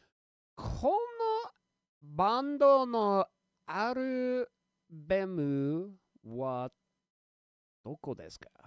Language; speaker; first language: Japanese; non-native, learner; English